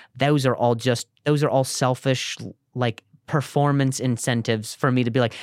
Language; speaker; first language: English; native; English